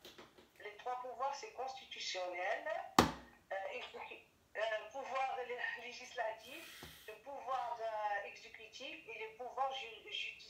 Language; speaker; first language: French; non-native, learner; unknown